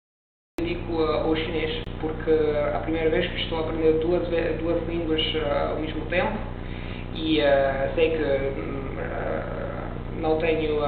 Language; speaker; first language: Portuguese; non-native, learner; Italian